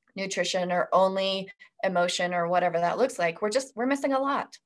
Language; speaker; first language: English; native; English